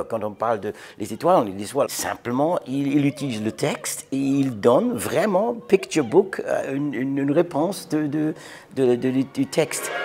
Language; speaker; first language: French; non-native, learner; English